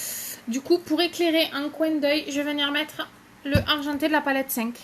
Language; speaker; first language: French; native; French